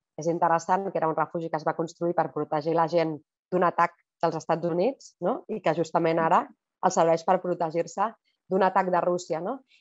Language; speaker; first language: Catalan; native; Catalan